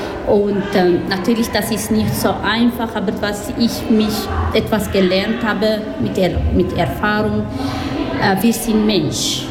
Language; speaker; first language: German; non-native, learner; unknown